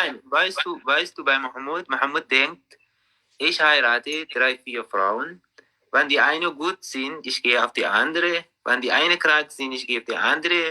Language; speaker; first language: German; non-native, learner; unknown